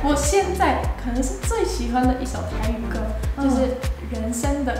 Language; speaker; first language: Chinese; non-native, fluent; English